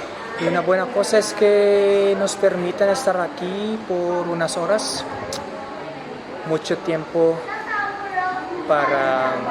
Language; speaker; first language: Spanish; non-native, fluent; Filipino